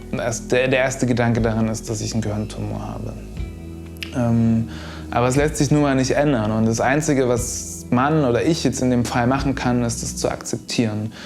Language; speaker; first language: German; native; German